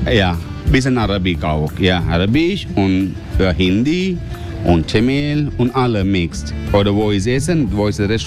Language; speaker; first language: German; non-native, learner; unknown